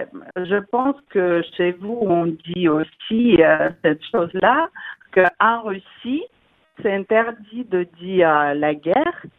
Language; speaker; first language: French; non-native, fluent; Russian